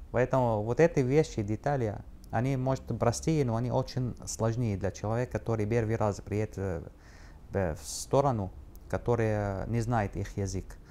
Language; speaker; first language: Russian; non-native, learner; Arabic